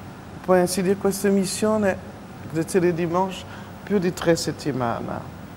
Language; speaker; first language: Italian; non-native, fluent; French